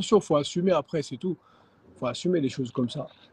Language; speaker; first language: French; native; French